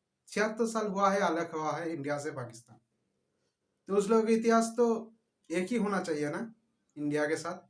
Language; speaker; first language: Hindi; non-native, local second language; Bangla